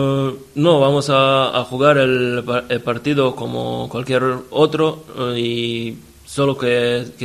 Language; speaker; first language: Spanish; non-native, fluent; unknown